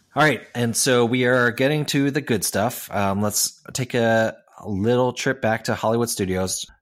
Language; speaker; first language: English; non-native, local second language; Cantonese